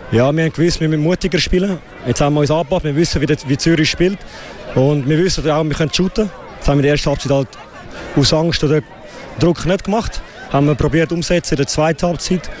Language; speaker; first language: German; native; German